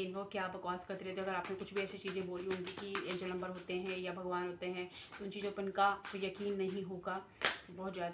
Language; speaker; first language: Hindi; native; Hindi